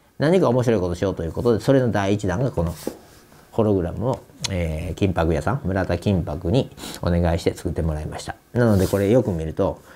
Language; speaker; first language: Japanese; native; Japanese